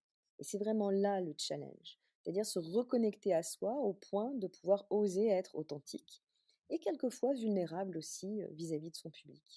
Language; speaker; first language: French; native; French